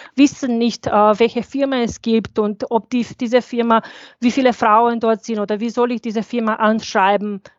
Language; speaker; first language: German; non-native, fluent; Bosnian